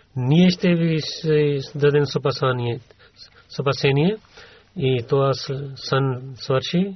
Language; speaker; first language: Bulgarian; non-native, learner; Urdu